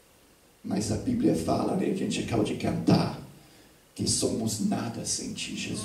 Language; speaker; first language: Portuguese; non-native, fluent; English